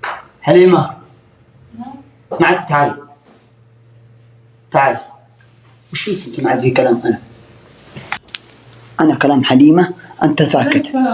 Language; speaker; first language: Arabic; native; Arabic